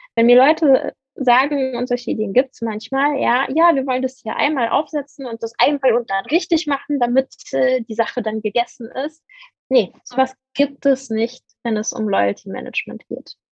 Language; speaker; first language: German; native; German